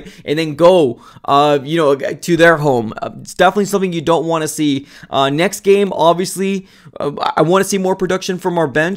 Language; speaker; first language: English; native; English